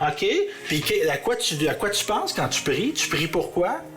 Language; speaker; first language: French; native; French